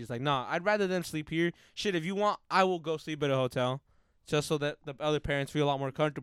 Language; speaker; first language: English; early bilingual, other home language; Spanish